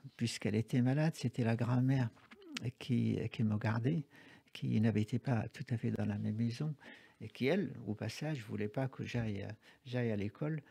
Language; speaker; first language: French; non-native, fluent; Arabic